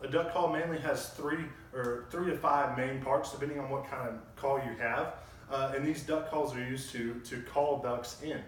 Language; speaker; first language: English; native; English